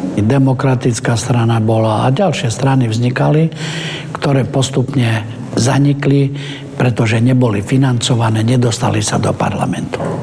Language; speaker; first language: Slovak; non-native, local second language; Romany